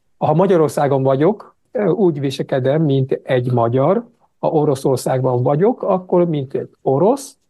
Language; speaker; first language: Hungarian; non-native, fluent; Japanese